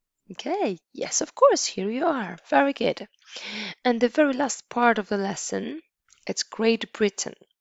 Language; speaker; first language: English; non-native, fluent; Polish